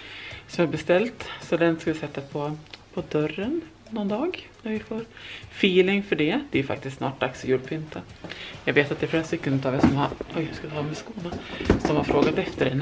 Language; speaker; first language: Swedish; native; Swedish